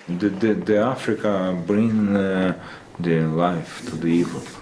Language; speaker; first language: English; non-native, learner; Russian